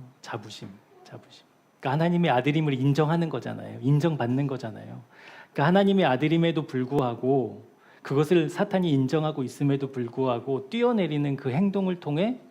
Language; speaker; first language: Korean; native; Korean